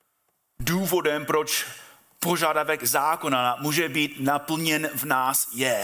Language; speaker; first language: Czech; non-native, fluent; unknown